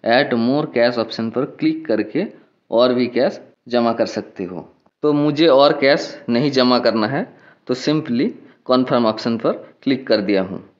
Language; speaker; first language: Hindi; non-native, local second language; Bangla